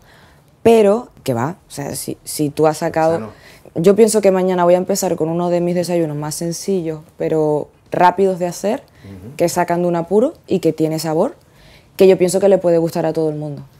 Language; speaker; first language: Spanish; native; Spanish